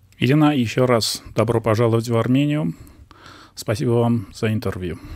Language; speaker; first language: Russian; non-native, local second language; Armenian